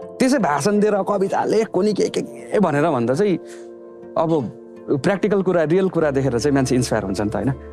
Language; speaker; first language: Nepali; native; Nepali